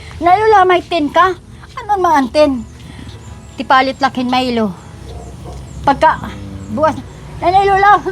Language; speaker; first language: Filipino; non-native, local second language; Waray